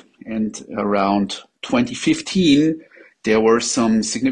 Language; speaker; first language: English; non-native, fluent; German